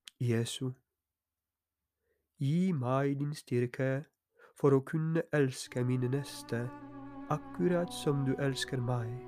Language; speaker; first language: Norwegian; non-native, fluent; Polish